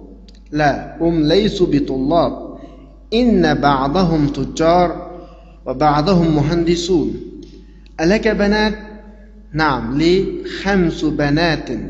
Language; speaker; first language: Arabic; non-native, fluent; Uyghur